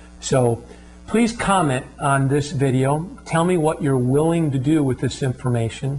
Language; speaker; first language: English; native; English